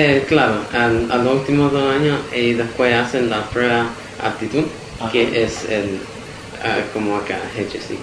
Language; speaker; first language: Spanish; early bilingual, heritage; Spanish